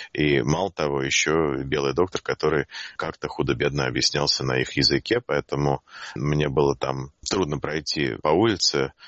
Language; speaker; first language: Russian; native; Russian